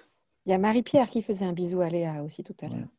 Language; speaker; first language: French; native; French